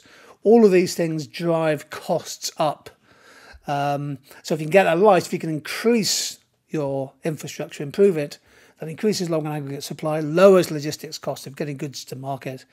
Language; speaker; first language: English; native; English